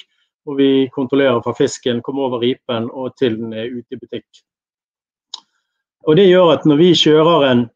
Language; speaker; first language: Norwegian; native; Norwegian